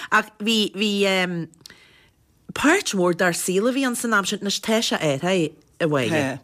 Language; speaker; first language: Irish; native; Irish